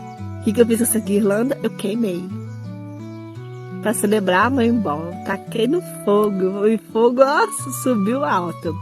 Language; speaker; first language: Portuguese; native; Portuguese